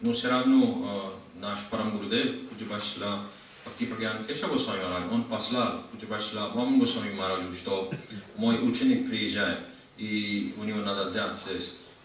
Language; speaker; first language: Russian; non-native, learner; Hindi